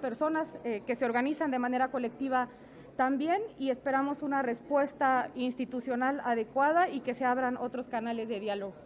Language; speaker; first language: Spanish; native; Spanish